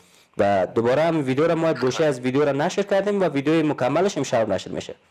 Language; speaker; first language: Persian; native; Persian